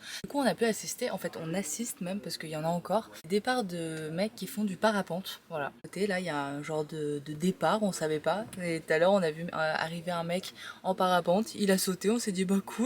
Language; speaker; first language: French; native; French